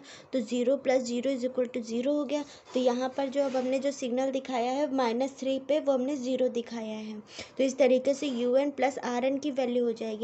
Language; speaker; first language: Hindi; native; Hindi